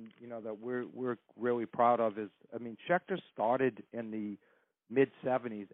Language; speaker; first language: English; native; English